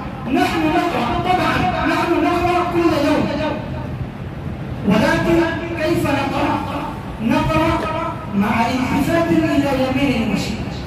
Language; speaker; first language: Arabic; non-native, fluent; Urdu